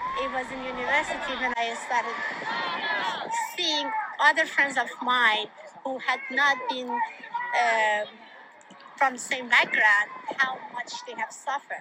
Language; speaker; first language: English; non-native, fluent; Persian